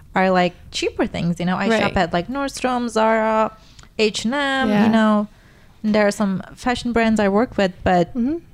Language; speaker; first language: English; non-native, fluent; Turkish